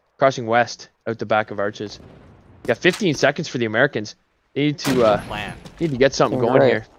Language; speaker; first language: English; native; English